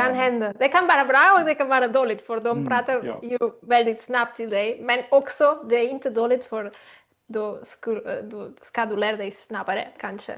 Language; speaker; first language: Swedish; non-native, learner; Spanish